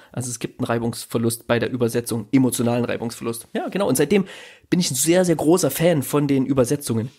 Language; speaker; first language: German; native; German